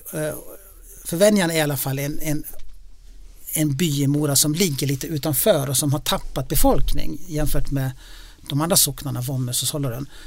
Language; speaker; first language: Swedish; native; Swedish